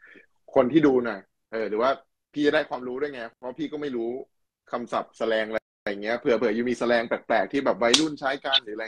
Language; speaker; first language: Thai; native; Thai